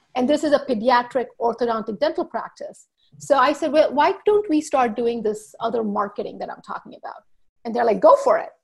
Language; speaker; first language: English; early bilingual, other home language; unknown